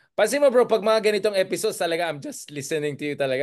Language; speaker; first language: English; non-native, local second language; Filipino